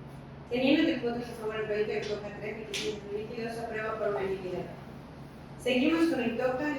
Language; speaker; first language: Spanish; native; Spanish